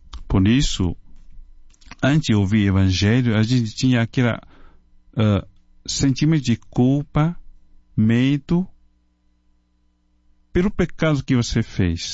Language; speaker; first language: Portuguese; non-native, fluent; Chinese